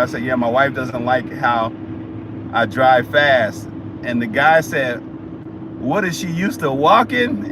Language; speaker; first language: English; native; English